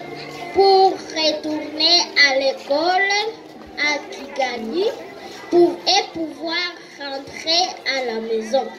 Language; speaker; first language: French; non-native, learner; Kinyarwanda